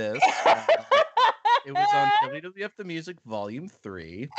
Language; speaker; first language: English; native; English